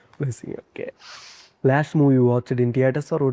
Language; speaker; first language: Telugu; native; Telugu